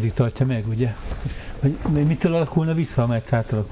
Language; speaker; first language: Hungarian; native; Hungarian